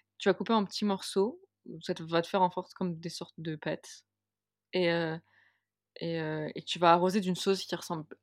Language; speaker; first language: French; early bilingual, other home language; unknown